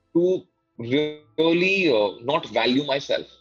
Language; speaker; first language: English; non-native, local second language; Hindi